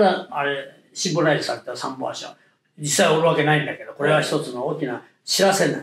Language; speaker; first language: Japanese; native; Japanese